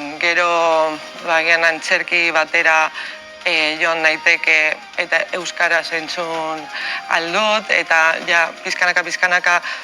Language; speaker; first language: Basque; non-native, local second language; Spanish